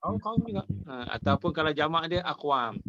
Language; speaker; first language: Indonesian; non-native, local second language; Malay